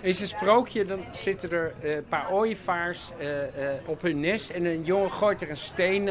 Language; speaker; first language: Dutch; native; Dutch